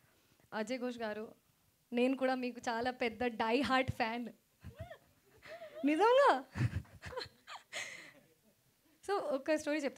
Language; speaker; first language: Telugu; non-native, fluent; Hindi